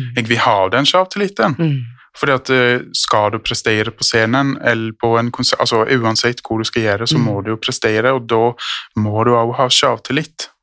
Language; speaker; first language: Norwegian; native; Norwegian